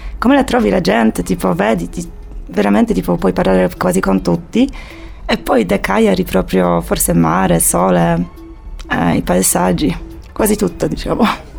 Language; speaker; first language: Italian; non-native, fluent; Polish